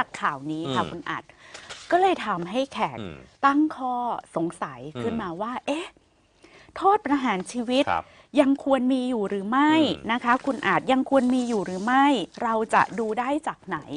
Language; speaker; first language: Thai; native; Thai